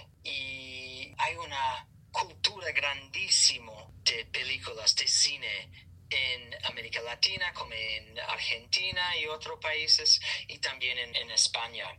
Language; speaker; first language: Spanish; non-native, learner; English